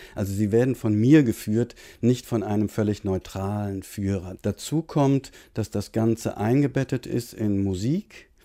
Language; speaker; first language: German; native; German